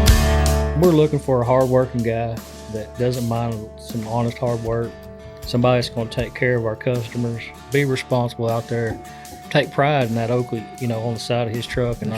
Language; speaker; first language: English; native; English